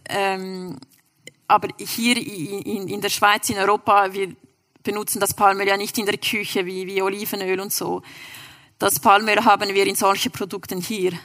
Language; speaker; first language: German; non-native, local second language; French